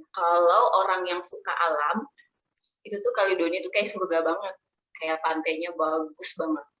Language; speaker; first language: Indonesian; native; Indonesian